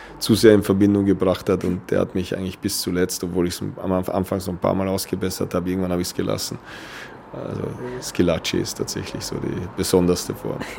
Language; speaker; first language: German; native; German